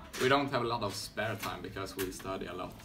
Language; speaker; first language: English; non-native, fluent; Swedish